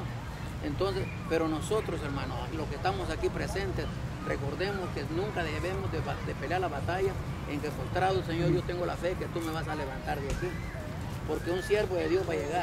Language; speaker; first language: Spanish; native; Spanish